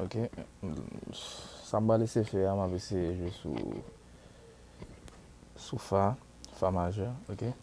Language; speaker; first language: French; non-native, learner; Haitian Creole